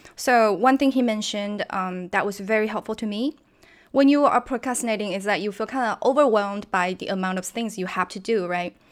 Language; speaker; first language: English; non-native, fluent; Chinese